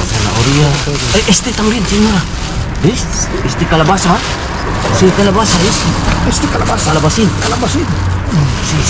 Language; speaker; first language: Spanish; non-native, learner; Filipino